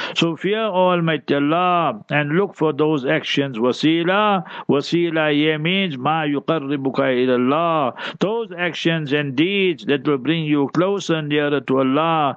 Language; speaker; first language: English; early bilingual, other home language; Urdu